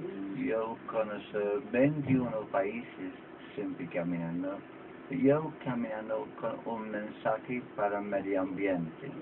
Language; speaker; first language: Spanish; non-native, learner; English